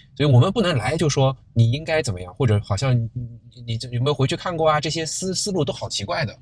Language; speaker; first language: Chinese; native; Chinese